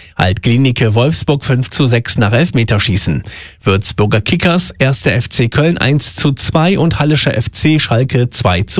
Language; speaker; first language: German; native; German